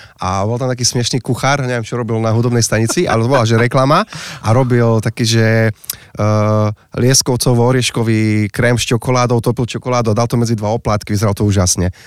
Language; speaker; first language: Slovak; native; Slovak